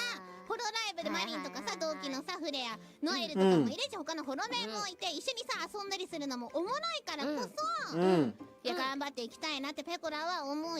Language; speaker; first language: Japanese; native; Japanese